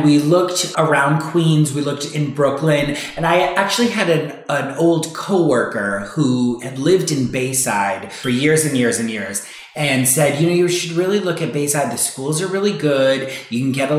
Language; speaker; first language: English; native; English